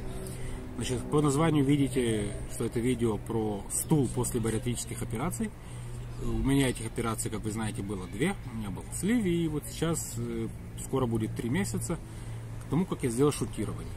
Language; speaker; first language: Russian; native; Russian